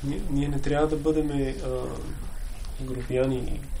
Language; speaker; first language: Bulgarian; native; Bulgarian